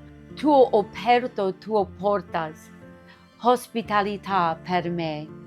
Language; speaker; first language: Italian; non-native, learner; English